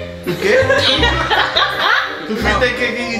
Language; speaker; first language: Spanish; early bilingual, heritage; Spanish